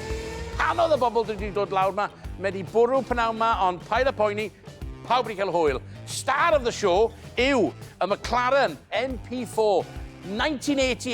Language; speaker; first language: Welsh; native; Welsh